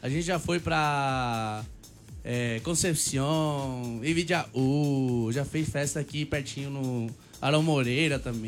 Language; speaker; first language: Portuguese; early bilingual, heritage; Portuguese